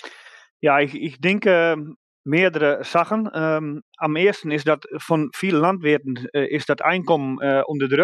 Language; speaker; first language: German; non-native, learner; Dutch